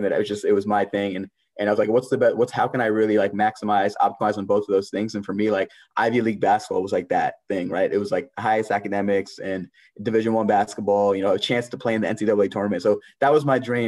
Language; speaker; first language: English; native; English